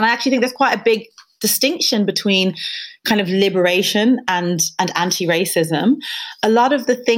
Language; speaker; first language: English; native; English